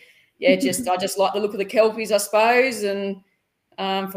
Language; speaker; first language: English; native; English